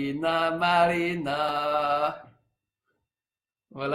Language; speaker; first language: French; native; French